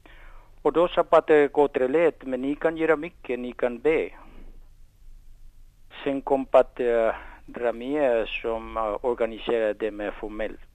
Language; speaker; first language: Swedish; non-native, fluent; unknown